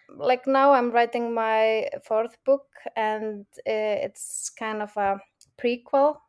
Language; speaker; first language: English; non-native, fluent; Icelandic